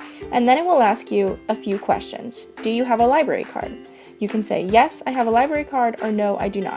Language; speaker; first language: English; native; English